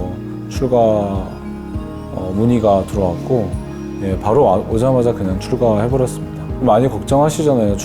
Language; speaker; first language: Korean; native; Korean